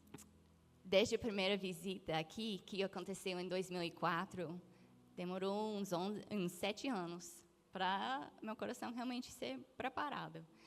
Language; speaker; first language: Portuguese; non-native, fluent; English